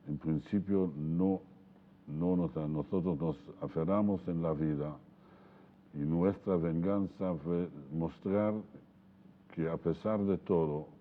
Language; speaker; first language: Spanish; non-native, fluent; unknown